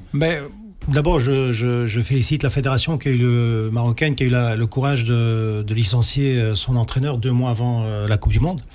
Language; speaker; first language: French; native; French